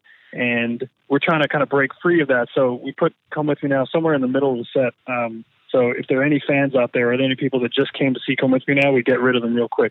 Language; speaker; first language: English; native; English